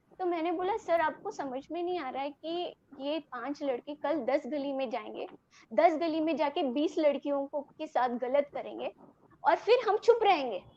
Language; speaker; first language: Hindi; non-native, local second language; Telugu